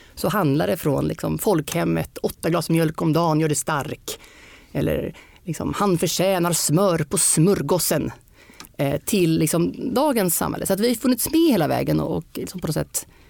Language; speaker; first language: Swedish; native; Swedish